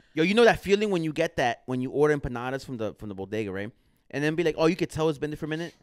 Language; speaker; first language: English; early bilingual, other home language; Spanish